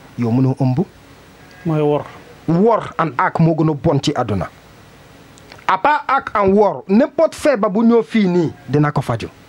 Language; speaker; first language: Wolof; non-native, learner; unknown